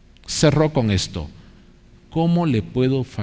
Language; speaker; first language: Spanish; native; Spanish